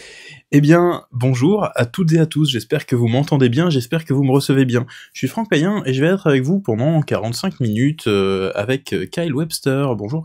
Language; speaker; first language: French; native; French